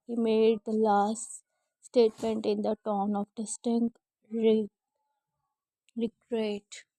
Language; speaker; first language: English; non-native, learner; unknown